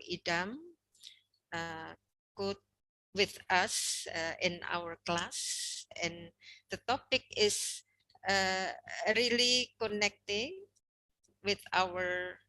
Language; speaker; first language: English; non-native, learner; Indonesian